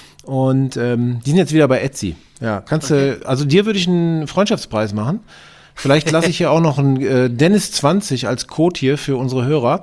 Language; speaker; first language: German; native; German